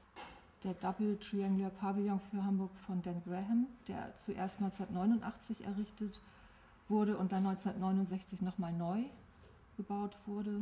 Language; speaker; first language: German; native; German